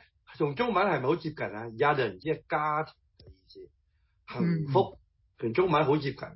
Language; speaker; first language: Chinese; early bilingual, heritage; Cantonese